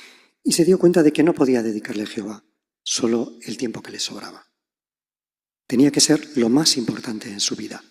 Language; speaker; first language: Spanish; native; Spanish